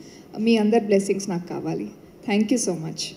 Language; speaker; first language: Telugu; non-native, learner; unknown